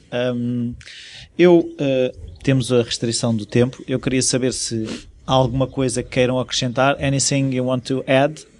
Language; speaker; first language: Portuguese; native; Portuguese